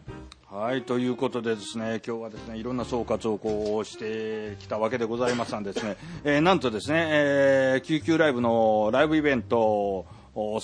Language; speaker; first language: Japanese; native; Japanese